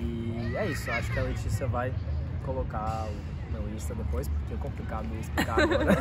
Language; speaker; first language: Portuguese; non-native, fluent; French